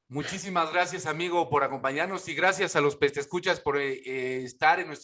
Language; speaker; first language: Spanish; native; Spanish